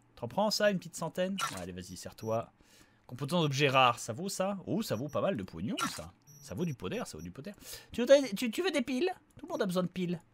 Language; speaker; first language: French; native; French